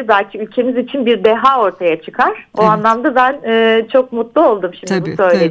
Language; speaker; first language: Turkish; native; Turkish